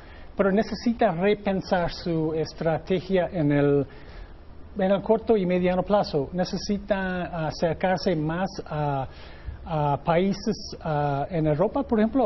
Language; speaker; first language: Spanish; non-native, fluent; English